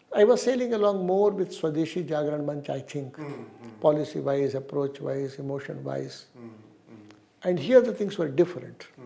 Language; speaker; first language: English; non-native, local second language; Tamil